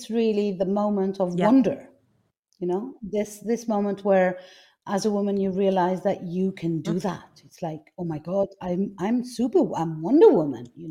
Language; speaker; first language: English; non-native, fluent; Greek